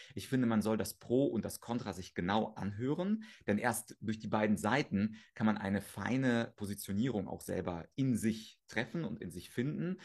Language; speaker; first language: German; early bilingual, other home language; Russian